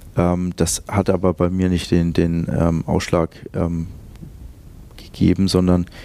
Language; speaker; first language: German; native; German